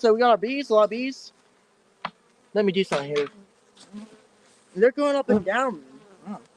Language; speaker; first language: English; native; English